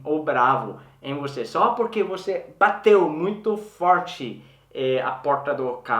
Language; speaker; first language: Portuguese; non-native, learner; Swedish